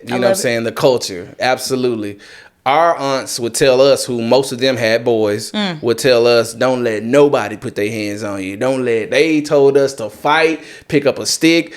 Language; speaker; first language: English; native; English